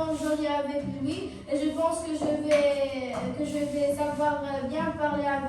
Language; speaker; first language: French; non-native, learner; Arabic